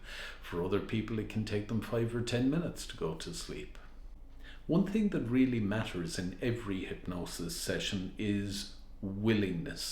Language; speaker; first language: English; native; English